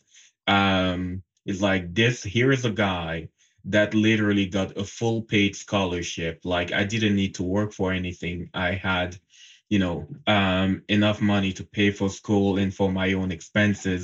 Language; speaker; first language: English; non-native, local second language; French